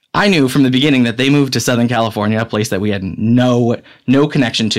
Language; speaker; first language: English; native; English